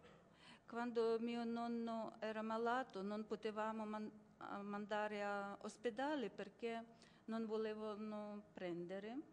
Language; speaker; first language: Italian; non-native, learner; Ukrainian